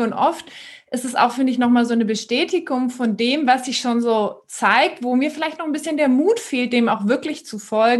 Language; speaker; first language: German; native; German